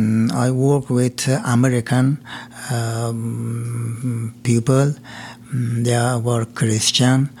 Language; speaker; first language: English; non-native, learner; Persian